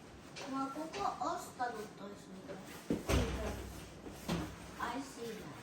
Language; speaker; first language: Finnish; early bilingual, other home language; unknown